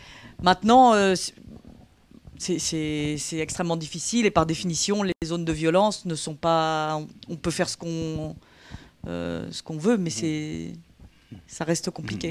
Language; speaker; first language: French; native; French